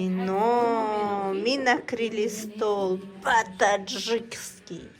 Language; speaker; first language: Russian; non-native, local second language; Tajik